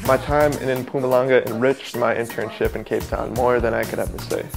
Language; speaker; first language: English; native; English